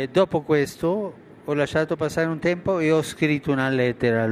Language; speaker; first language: Italian; non-native, fluent; Spanish